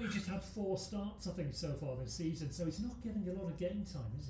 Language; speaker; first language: English; native; English